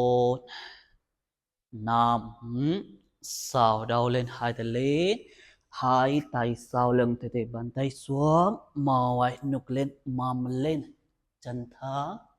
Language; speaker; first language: Vietnamese; non-native, learner; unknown